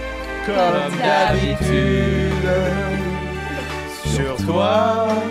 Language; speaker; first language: French; native; French